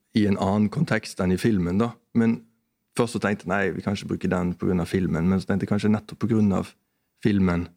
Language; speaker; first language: Norwegian; native; Norwegian